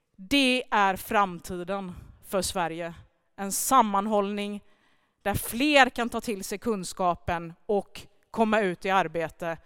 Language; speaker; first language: Swedish; early bilingual, other home language; Persian